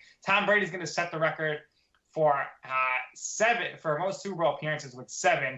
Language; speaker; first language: English; native; English